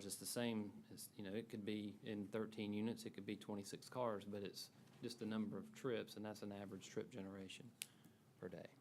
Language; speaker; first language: English; native; English